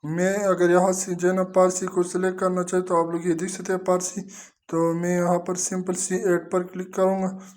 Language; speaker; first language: Urdu; non-native, local second language; Punjabi